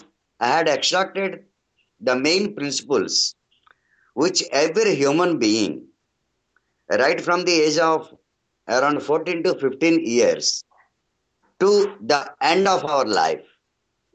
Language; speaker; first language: English; non-native, local second language; Telugu